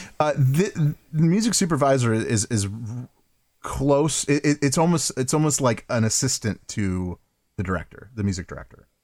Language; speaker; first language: English; native; English